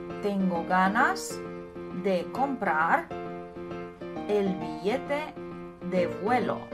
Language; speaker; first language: Spanish; non-native, learner; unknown